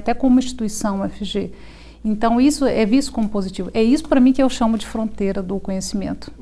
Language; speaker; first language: Portuguese; native; Portuguese